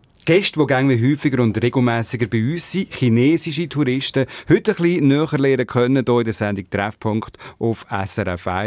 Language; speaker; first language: German; native; German